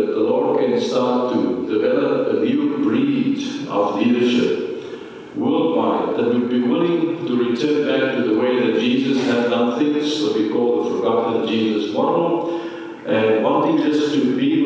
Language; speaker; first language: English; non-native, local second language; Afrikaans